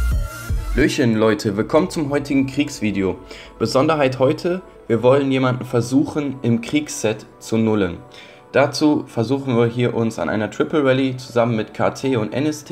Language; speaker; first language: German; native; German